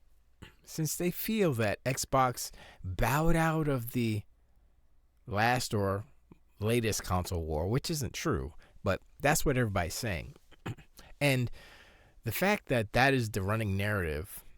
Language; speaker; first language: English; native; English